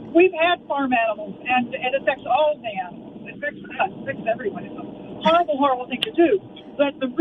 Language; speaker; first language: English; native; English